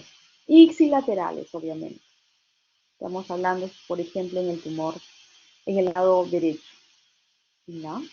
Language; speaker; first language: Spanish; native; Spanish